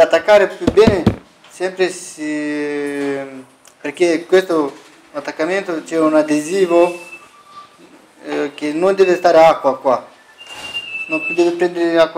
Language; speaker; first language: Italian; non-native, learner; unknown